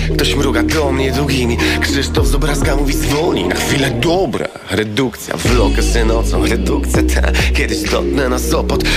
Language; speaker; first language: Polish; native; Polish